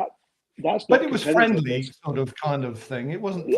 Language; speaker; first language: English; native; English